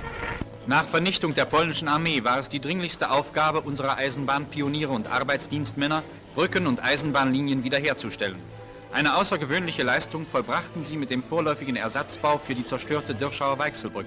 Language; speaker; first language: German; native; German